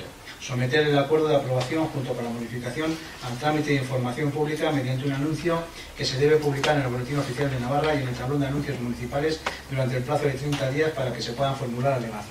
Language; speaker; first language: Spanish; native; Spanish